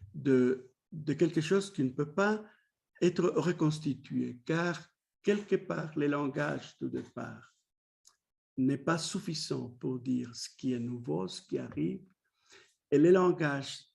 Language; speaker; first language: French; non-native, fluent; Spanish